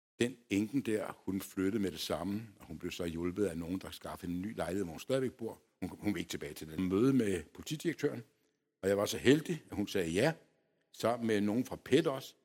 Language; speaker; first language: Danish; early bilingual, other home language; Polish